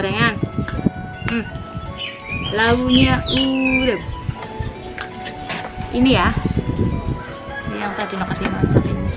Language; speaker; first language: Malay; non-native, local second language; Javanese